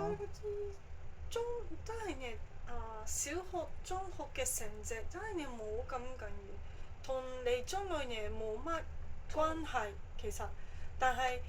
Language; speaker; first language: Cantonese; non-native, fluent; Japanese